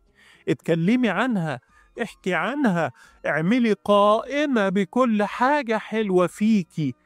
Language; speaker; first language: Arabic; native; Arabic